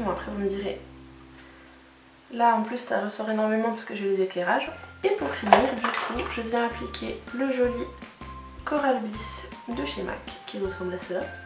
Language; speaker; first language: French; native; French